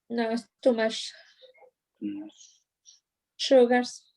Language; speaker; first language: English; non-native, learner; Spanish